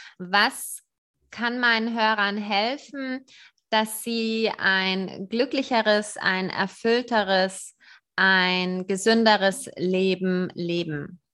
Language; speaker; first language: German; native; German